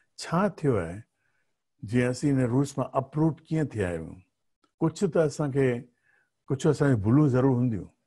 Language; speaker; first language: Sindhi; early bilingual, heritage; Sindhi